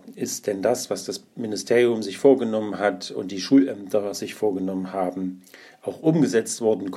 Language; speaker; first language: German; native; German